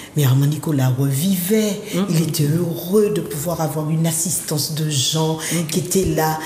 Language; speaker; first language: French; native; French